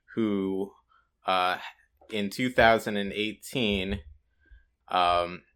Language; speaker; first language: English; native; English